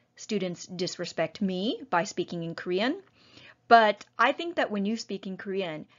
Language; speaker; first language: English; native; English